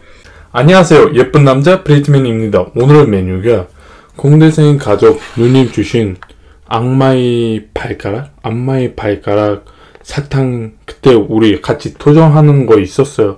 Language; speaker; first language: Korean; non-native, learner; Russian